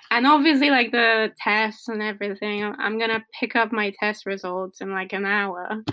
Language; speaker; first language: English; non-native, fluent; Polish